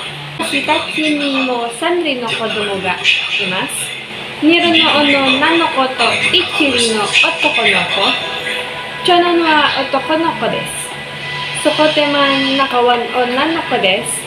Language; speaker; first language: Japanese; non-native, learner; Filipino